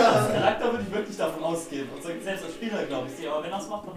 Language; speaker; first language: German; native; German